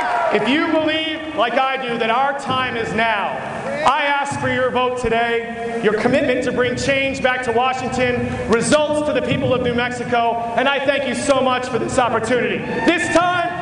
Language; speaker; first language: English; native; English